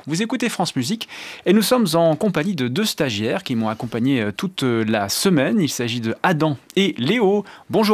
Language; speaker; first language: French; native; French